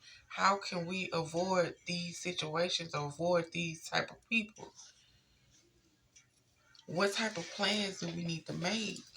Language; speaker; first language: English; native; English